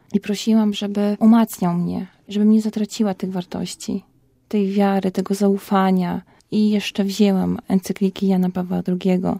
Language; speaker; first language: Polish; native; Polish